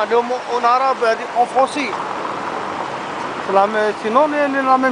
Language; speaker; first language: French; non-native, learner; Arabic